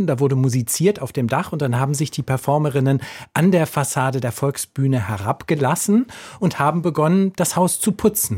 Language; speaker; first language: German; native; German